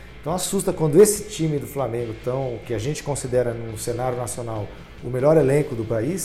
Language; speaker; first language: Portuguese; native; Portuguese